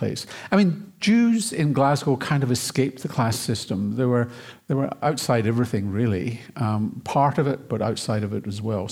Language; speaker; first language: English; native; English